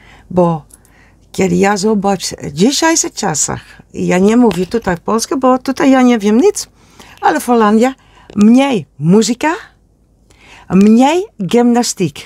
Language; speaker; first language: Polish; non-native, learner; Dutch